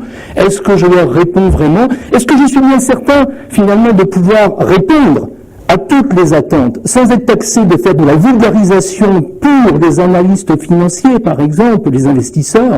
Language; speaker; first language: French; native; French